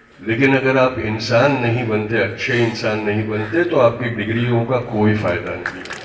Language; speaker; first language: Hindi; non-native, local second language; Gujarati